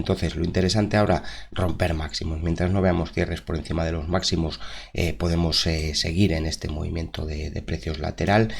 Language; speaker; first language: Spanish; native; Spanish